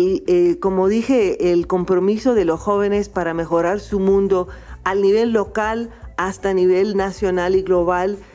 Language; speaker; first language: Spanish; non-native, fluent; English